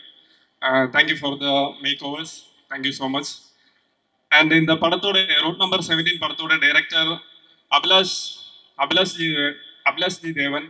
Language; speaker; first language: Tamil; non-native, learner; Malayalam